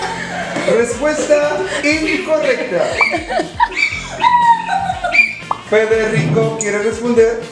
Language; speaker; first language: Spanish; native; Spanish